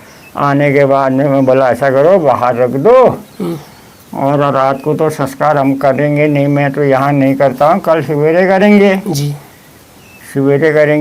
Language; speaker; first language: Hindi; non-native, local second language; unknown